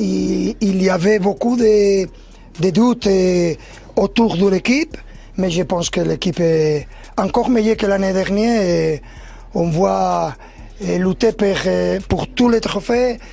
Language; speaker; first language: French; non-native, learner; Spanish